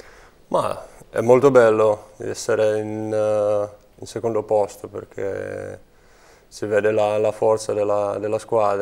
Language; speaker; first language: Italian; non-native, fluent; Czech